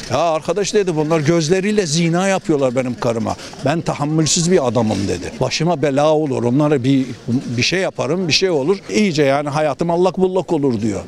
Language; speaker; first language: Turkish; native; Turkish